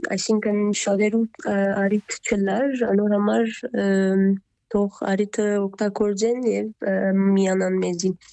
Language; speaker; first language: Armenian; early bilingual, heritage; Armenian